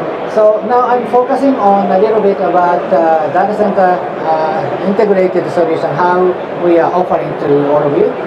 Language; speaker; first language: English; non-native, fluent; Japanese